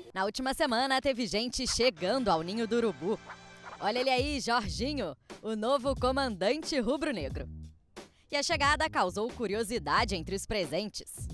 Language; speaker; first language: Portuguese; native; Portuguese